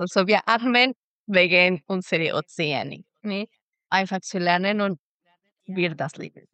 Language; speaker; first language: German; non-native, fluent; Spanish